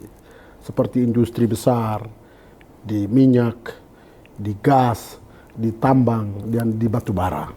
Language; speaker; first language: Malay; non-native, local second language; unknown